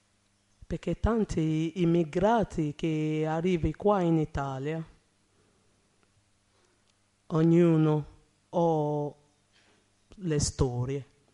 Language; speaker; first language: Italian; non-native, learner; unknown